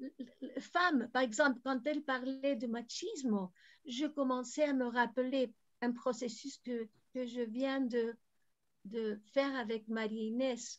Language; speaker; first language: French; non-native, fluent; Spanish